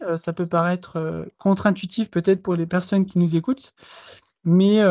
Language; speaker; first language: French; native; French